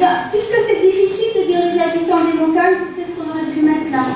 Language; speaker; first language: French; native; French